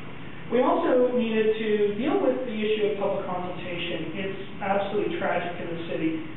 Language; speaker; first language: English; native; English